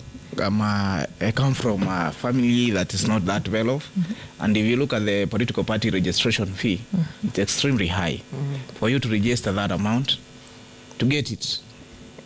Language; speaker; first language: English; non-native, local second language; Kikuyu